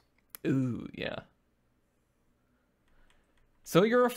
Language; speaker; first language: English; native; English